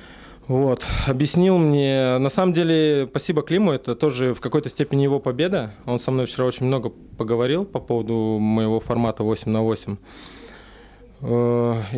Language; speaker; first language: Russian; native; Russian